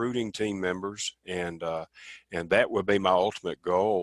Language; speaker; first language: English; native; English